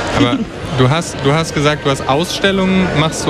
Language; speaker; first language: German; native; German